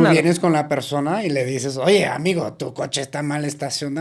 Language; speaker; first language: Spanish; native; Spanish